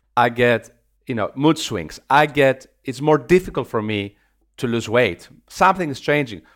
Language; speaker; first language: English; non-native, fluent; Greek